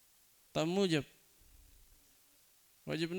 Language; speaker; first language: Arabic; non-native, fluent; Indonesian